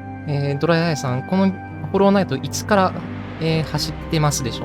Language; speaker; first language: Japanese; native; Japanese